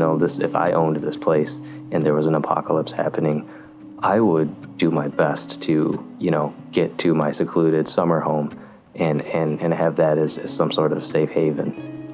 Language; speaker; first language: English; native; English